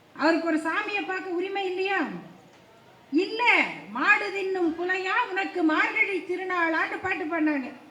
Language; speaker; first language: Tamil; native; Tamil